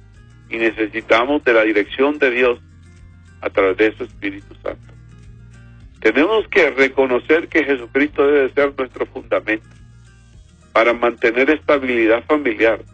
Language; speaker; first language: Spanish; native; Spanish